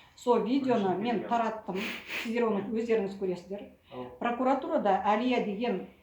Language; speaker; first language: Kazakh; native; Kazakh